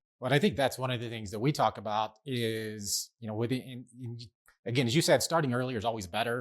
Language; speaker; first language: English; native; English